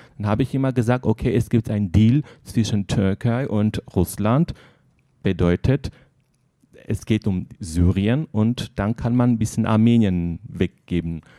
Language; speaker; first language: German; non-native, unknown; Armenian